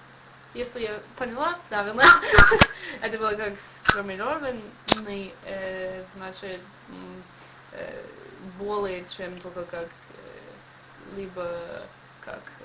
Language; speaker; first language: Russian; non-native, learner; English